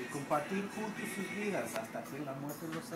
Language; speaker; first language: Spanish; early bilingual, heritage; Spanish